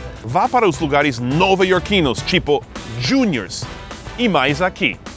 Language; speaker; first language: Portuguese; non-native, fluent; English